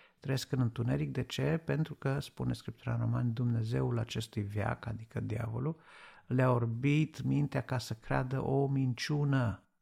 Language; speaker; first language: Romanian; native; Romanian